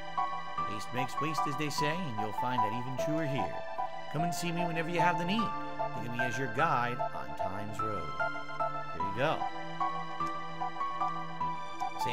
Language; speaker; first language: English; native; English